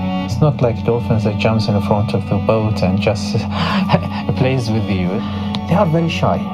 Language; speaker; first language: English; non-native, fluent; Arabic